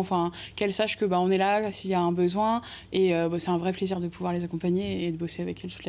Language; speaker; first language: French; native; French